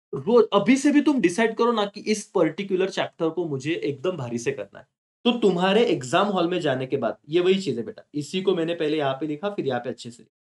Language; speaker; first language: Hindi; non-native, local second language; Marathi